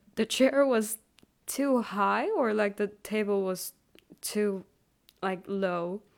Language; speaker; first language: English; non-native, fluent; Chinese